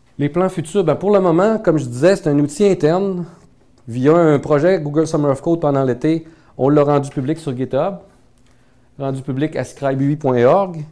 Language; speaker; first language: French; native; French